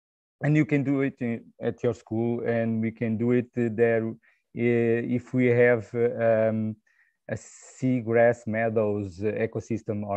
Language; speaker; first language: English; non-native, fluent; Portuguese